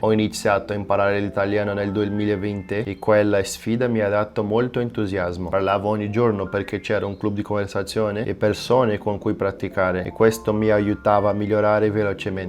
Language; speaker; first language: Italian; non-native, fluent; Portuguese